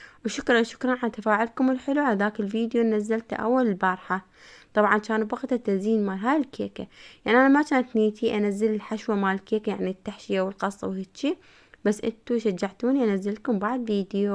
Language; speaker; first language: Arabic; native; Arabic